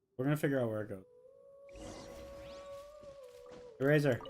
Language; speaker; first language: English; native; English